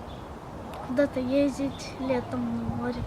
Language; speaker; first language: Russian; non-native, local second language; Belarusian